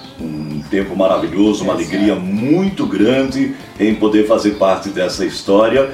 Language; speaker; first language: Portuguese; early bilingual, heritage; Portuguese